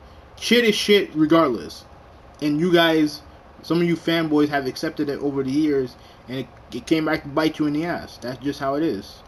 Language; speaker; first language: English; native; English